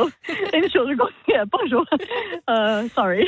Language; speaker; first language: German; non-native, learner; English